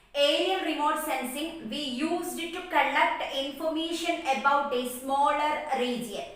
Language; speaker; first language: English; non-native, local second language; Malayalam